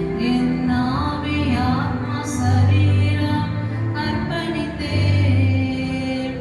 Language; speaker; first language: Tamil; native; Tamil